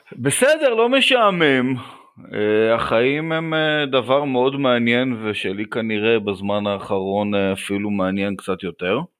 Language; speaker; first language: Hebrew; native; Hebrew